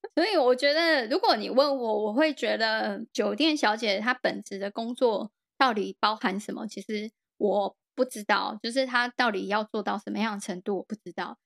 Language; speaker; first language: Chinese; native; Chinese